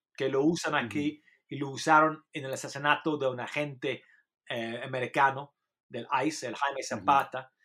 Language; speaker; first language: Spanish; non-native, fluent; English